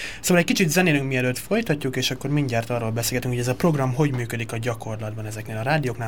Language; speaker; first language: Hungarian; native; Hungarian